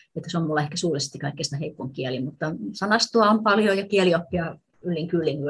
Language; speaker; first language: Finnish; native; Finnish